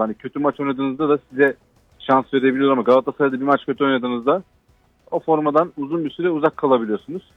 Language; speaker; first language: Turkish; native; Turkish